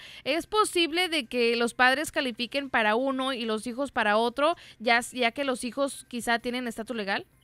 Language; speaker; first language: Spanish; native; Spanish